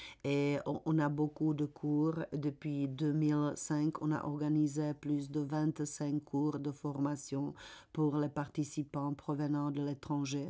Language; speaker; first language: French; non-native, fluent; Czech